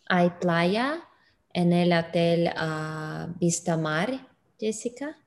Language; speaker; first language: Spanish; non-native, learner; English